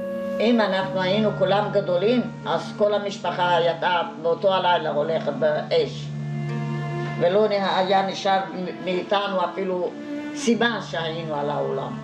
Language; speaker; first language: Hebrew; non-native, fluent; Hungarian